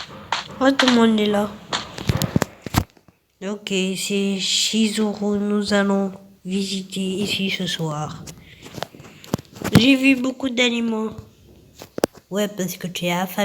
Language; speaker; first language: French; native; French